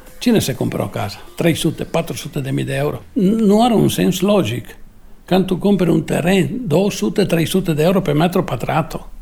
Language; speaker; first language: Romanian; non-native, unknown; Italian